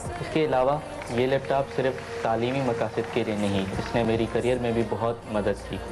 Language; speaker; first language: Urdu; non-native, local second language; Baluchi